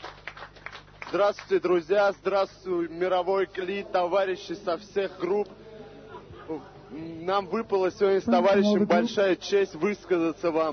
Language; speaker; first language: Russian; native; Russian